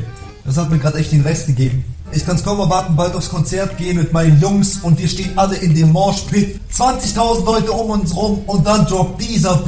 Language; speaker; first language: German; native; German